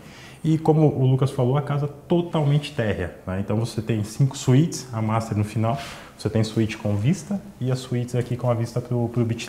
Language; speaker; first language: Portuguese; native; Portuguese